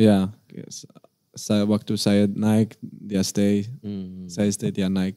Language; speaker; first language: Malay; non-native, learner; Dutch